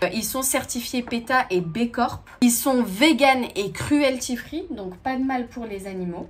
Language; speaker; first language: French; native; French